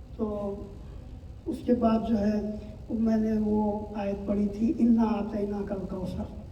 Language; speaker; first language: Urdu; native; Urdu